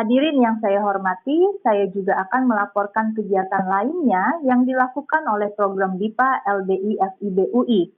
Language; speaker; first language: Indonesian; native; Indonesian